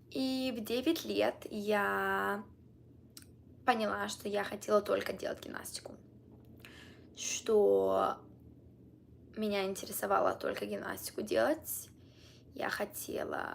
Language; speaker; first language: Russian; early bilingual, heritage; Russian